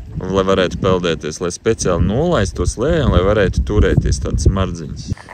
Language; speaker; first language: Latvian; non-native, local second language; Russian